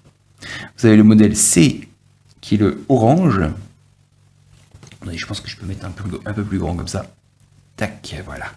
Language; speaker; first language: French; native; French